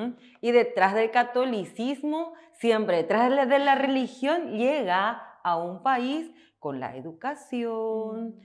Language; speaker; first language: Spanish; non-native, fluent; Korean